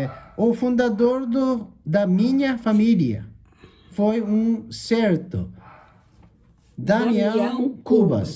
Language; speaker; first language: Portuguese; non-native, learner; Japanese